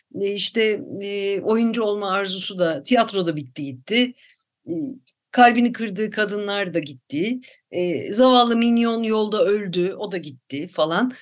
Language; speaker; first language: Turkish; native; Turkish